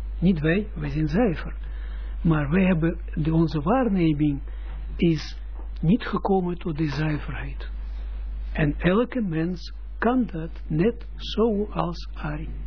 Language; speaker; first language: Dutch; non-native, fluent; Russian